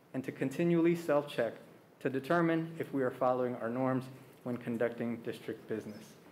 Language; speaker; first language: English; early bilingual, other home language; Spanish